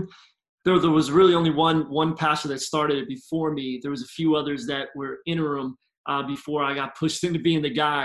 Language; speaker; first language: English; native; English